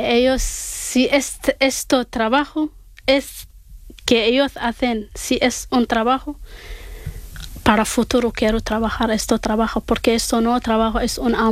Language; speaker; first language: Spanish; non-native, learner; Arabic